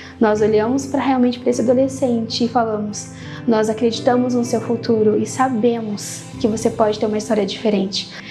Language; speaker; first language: Portuguese; native; Portuguese